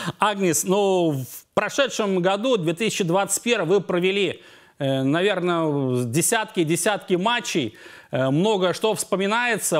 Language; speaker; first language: Russian; native; Russian